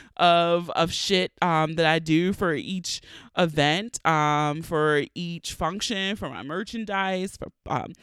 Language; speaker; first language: English; native; English